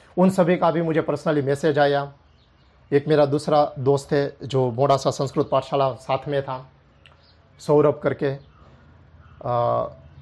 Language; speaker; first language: Hindi; non-native, local second language; Gujarati